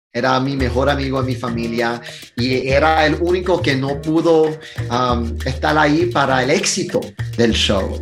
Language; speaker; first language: Spanish; early bilingual, heritage; Spanish